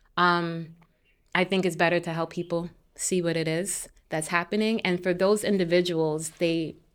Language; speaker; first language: English; native; English